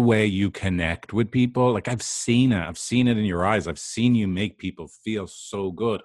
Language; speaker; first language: English; native; English